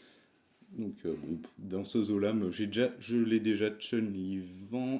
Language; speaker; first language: French; native; French